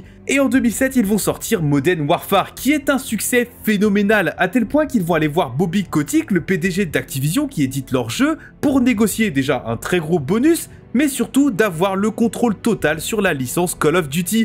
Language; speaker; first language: French; native; French